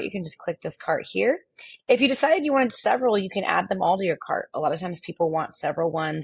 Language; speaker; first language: English; native; English